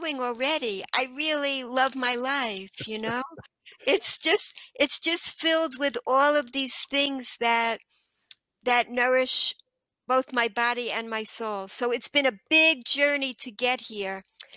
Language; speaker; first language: English; native; English